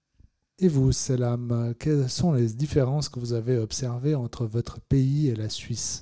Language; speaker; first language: French; native; French